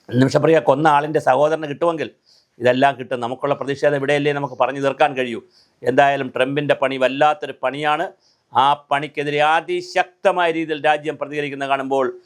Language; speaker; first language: Malayalam; native; Malayalam